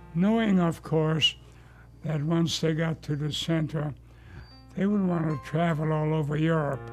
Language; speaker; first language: English; early bilingual, other home language; Luxembourgish